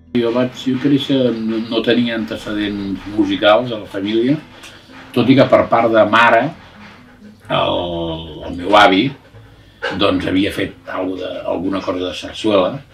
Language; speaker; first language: Catalan; native; Catalan